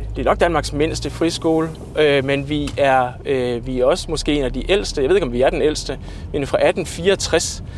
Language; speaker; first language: Danish; native; Danish